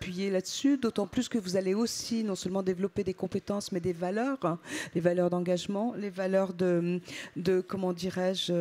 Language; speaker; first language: French; native; French